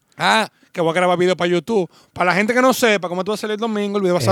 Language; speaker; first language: Spanish; native; Spanish